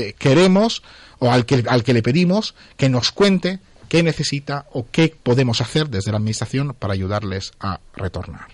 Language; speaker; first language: Spanish; non-native, fluent; Italian